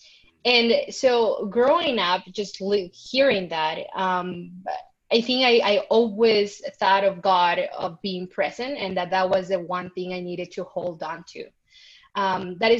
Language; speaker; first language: English; non-native, fluent; Spanish